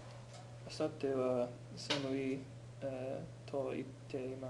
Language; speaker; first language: Japanese; non-native, learner; English